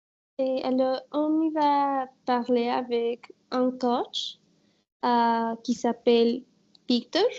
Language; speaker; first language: French; non-native, learner; Spanish